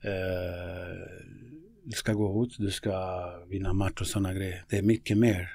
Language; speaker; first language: Swedish; non-native, fluent; Bosnian